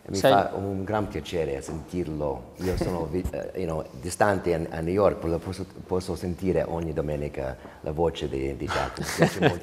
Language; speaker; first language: Italian; early bilingual, heritage; English